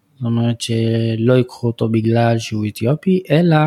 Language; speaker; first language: Hebrew; early bilingual, other home language; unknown